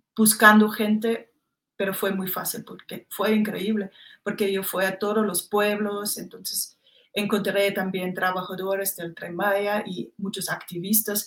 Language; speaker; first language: Spanish; non-native, fluent; German